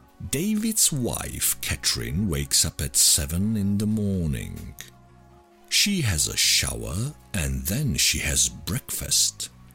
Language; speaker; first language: English; non-native, fluent; Czech